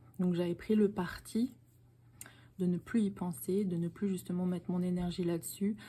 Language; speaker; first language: French; native; French